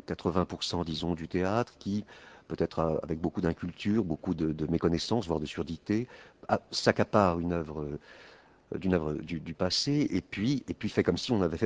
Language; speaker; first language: French; native; French